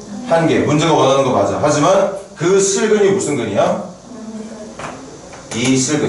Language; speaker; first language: Korean; native; Korean